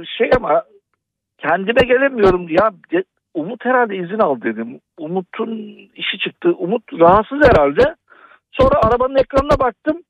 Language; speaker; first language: Turkish; native; Turkish